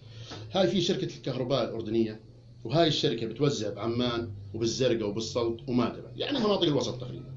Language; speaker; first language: Arabic; native; Arabic